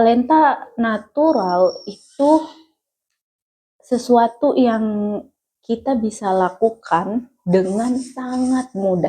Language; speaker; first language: Indonesian; native; Indonesian